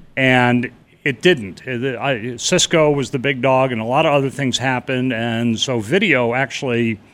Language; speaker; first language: English; native; English